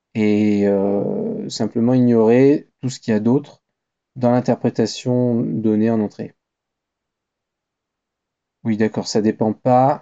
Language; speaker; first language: French; native; French